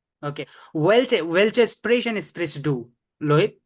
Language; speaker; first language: German; non-native, fluent; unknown